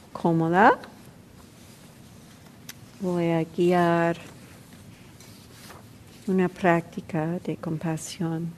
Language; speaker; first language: Spanish; non-native, fluent; English